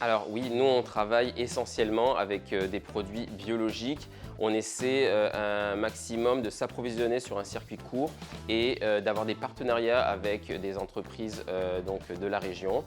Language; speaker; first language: French; native; French